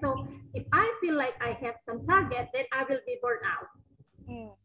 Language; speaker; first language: English; non-native, fluent; Indonesian